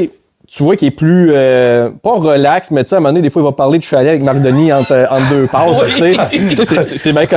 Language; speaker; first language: French; native; French